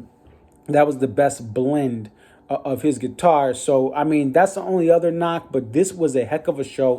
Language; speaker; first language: English; native; English